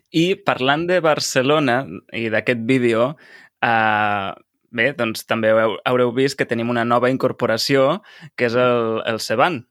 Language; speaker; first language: Catalan; native; Catalan